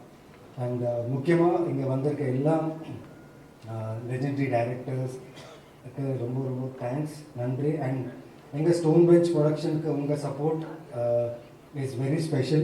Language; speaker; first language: Tamil; non-native, fluent; Telugu